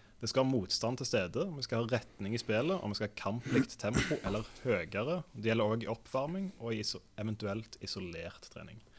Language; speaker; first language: Norwegian; native; Norwegian